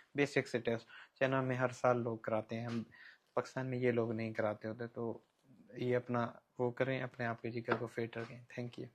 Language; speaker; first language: Urdu; non-native, local second language; Punjabi